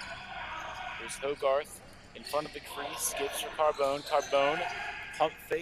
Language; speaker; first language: English; native; English